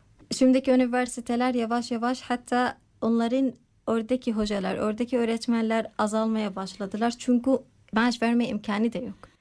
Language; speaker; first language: Turkish; non-native, fluent; Arabic